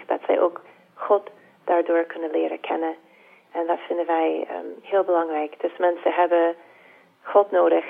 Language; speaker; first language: Dutch; non-native, fluent; English